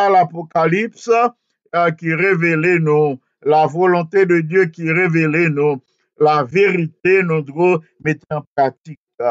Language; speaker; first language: French; non-native, local second language; Haitian Creole